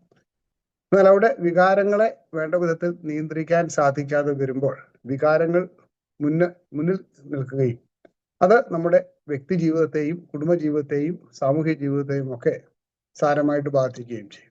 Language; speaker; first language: Malayalam; native; Malayalam